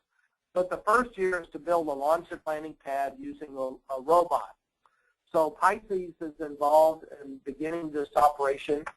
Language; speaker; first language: English; native; English